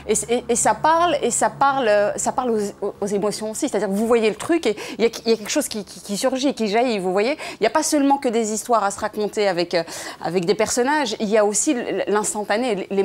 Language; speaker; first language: French; native; French